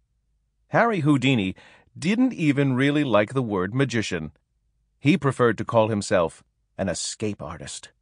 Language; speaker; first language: English; native; English